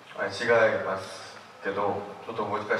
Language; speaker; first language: Japanese; non-native, fluent; Korean